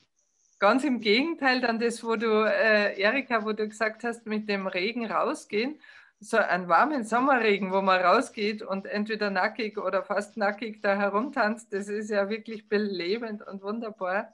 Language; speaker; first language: German; native; German